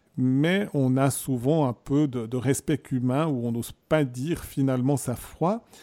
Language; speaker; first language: French; native; French